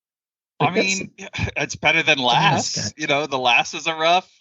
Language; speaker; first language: English; native; English